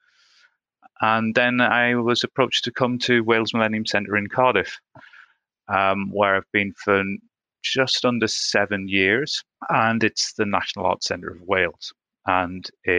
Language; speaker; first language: English; native; English